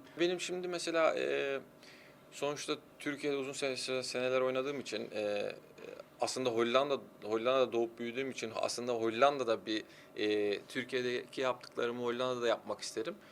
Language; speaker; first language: Turkish; early bilingual, heritage; Turkish